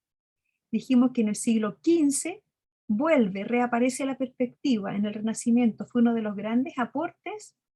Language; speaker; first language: Spanish; native; Spanish